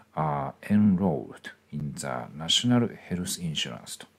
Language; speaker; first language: English; non-native, fluent; Japanese